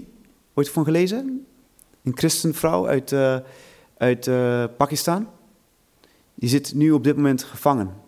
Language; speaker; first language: Dutch; non-native, fluent; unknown